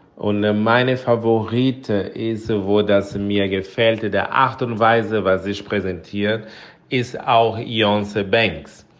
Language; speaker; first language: German; non-native, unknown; Portuguese